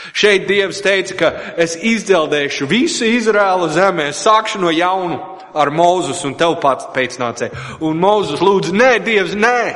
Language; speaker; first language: Latvian; non-native, fluent; English